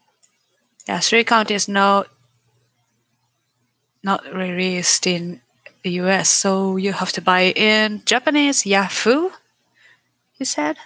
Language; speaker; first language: English; non-native, learner; Japanese